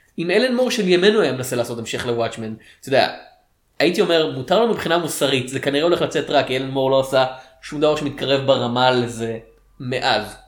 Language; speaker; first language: Hebrew; native; Hebrew